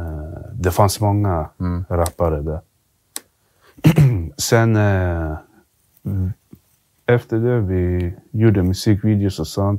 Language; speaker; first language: Swedish; early bilingual, other home language; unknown